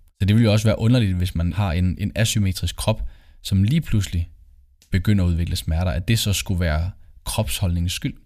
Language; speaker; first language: Danish; native; Danish